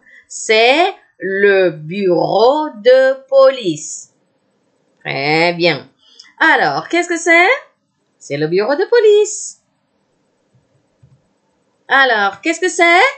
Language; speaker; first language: French; non-native, fluent; Indonesian